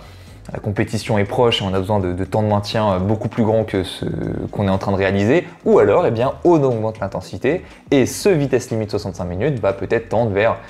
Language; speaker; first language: French; native; French